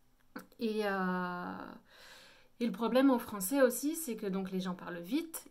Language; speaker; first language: French; native; French